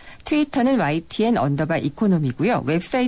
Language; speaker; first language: Korean; native; Korean